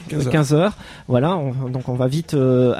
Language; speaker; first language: French; native; French